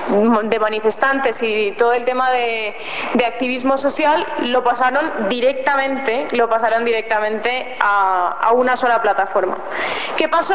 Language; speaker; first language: Spanish; native; Spanish